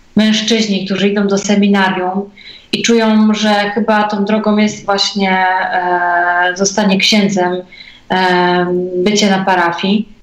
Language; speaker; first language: Polish; native; Polish